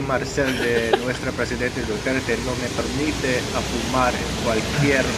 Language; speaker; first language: Spanish; non-native, fluent; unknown